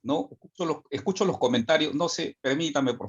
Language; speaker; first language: Spanish; native; Spanish